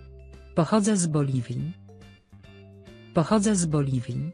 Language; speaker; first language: Polish; non-native, learner; Spanish